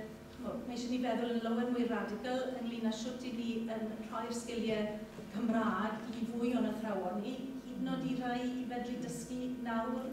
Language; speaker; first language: Welsh; native; Welsh